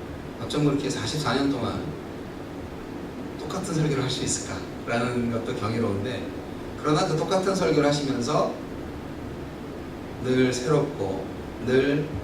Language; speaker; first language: Korean; native; Korean